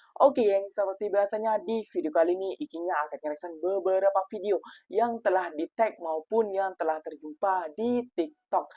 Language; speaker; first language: Indonesian; native; Indonesian